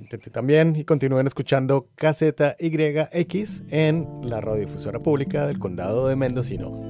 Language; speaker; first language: Spanish; native; Spanish